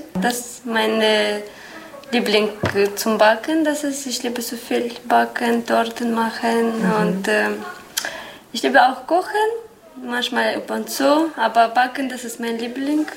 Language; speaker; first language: German; non-native, learner; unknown